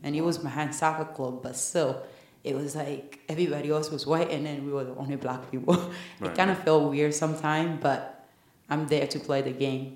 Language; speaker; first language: English; non-native, fluent; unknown